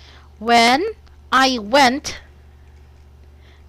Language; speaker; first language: English; non-native, fluent; Cebuano